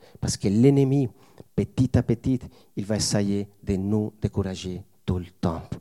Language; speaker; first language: French; non-native, fluent; Spanish